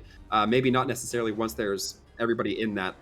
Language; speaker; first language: English; native; English